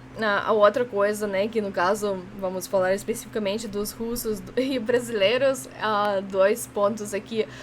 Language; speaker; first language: Portuguese; non-native, fluent; Russian